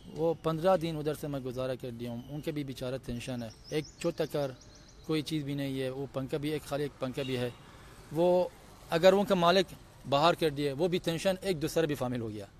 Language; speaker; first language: Hindi; non-native, learner; Persian